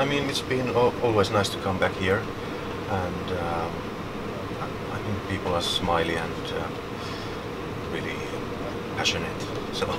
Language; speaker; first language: English; non-native, fluent; Finnish